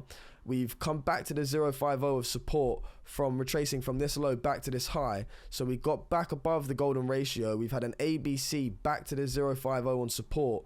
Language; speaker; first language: English; native; English